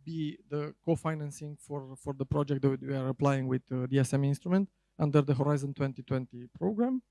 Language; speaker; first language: English; non-native, fluent; Romanian